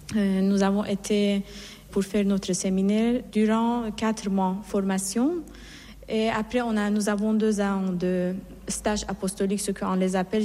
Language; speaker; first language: French; non-native, fluent; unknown